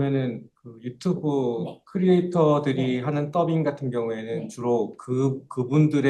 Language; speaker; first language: Korean; native; Korean